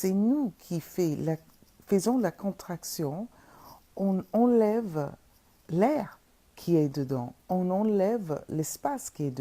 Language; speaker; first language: French; non-native, fluent; English